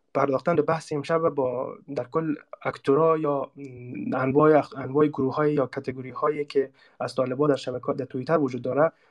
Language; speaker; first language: Persian; native; Persian